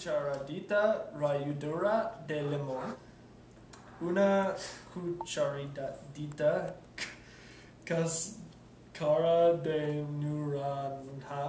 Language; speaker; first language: Spanish; non-native, learner; English